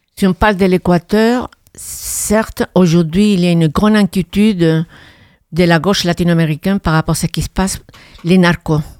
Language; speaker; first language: French; non-native, fluent; Spanish